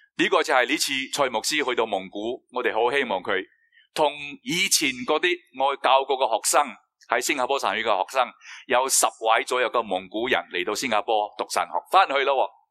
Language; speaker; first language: Cantonese; non-native, fluent; Chinese